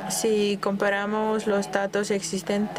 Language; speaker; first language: Spanish; non-native, fluent; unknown